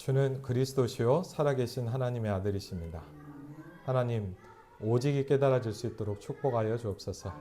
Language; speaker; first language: Korean; native; Korean